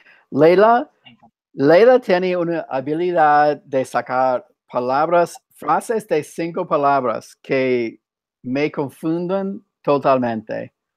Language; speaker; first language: Spanish; non-native, fluent; English